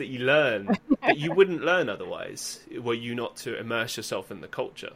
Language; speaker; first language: English; native; English